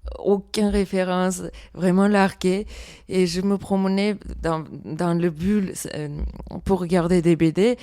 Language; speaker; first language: French; non-native, fluent; Armenian